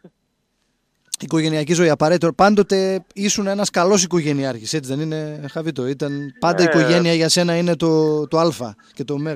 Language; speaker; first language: Greek; native; Greek